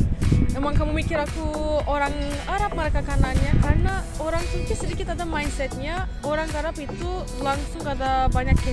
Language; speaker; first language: Indonesian; non-native, fluent; Turkish